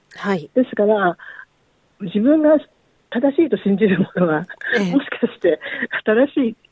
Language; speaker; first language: Japanese; native; Japanese